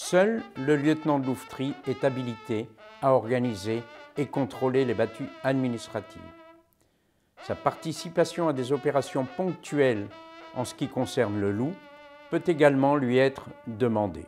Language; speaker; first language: French; native; French